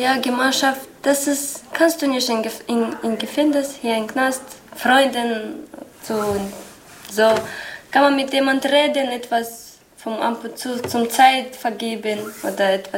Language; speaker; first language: German; non-native, learner; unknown